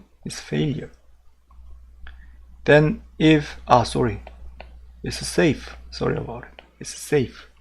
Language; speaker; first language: English; non-native, fluent; Korean